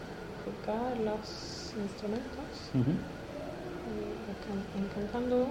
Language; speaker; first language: Spanish; non-native, learner; Swedish